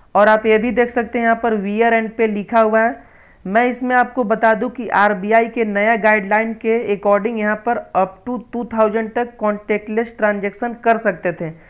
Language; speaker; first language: Hindi; native; Hindi